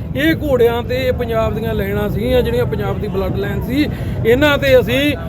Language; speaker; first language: Punjabi; native; Punjabi